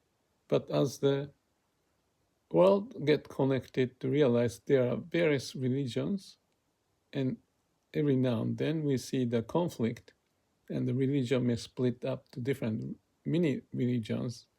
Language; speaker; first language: English; non-native, fluent; Japanese